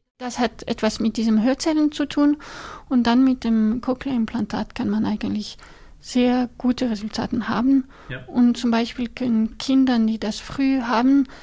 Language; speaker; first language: German; non-native, local second language; French